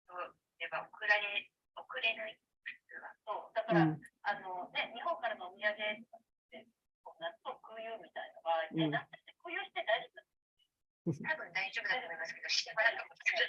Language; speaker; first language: Japanese; native; Japanese